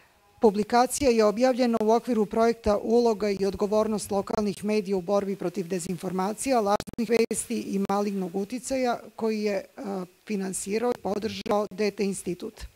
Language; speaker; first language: Bosnian; native; Bosnian